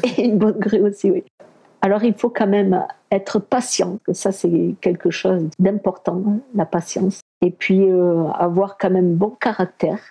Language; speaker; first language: French; early bilingual, other home language; Spanish